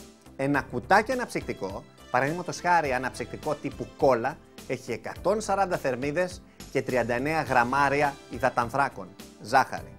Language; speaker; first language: Greek; native; Greek